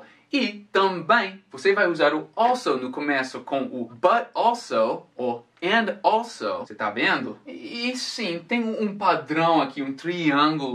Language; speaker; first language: Portuguese; non-native, fluent; English